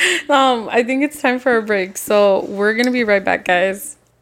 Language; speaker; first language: English; early bilingual, other home language; Spanish